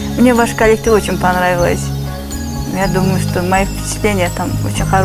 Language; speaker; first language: Russian; non-native, fluent; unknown